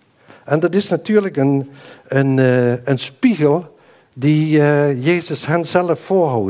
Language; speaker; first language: Dutch; native; Dutch